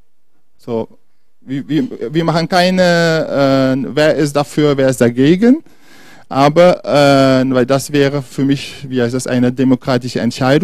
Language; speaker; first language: German; non-native, fluent; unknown